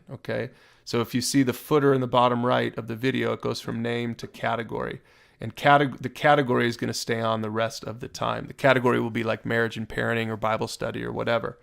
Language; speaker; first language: English; native; English